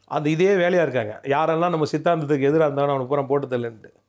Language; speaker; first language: Tamil; native; Tamil